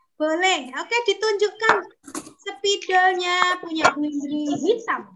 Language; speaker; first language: Indonesian; native; Indonesian